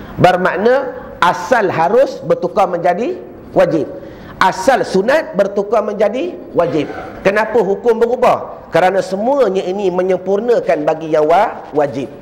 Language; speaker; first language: Malay; native; Malay